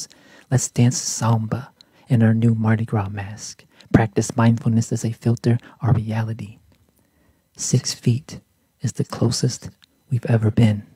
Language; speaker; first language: English; native; English